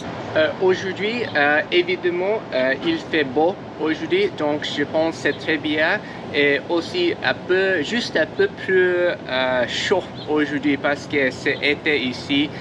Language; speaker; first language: French; non-native, learner; English